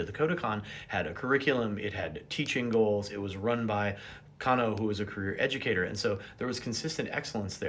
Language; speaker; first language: English; native; English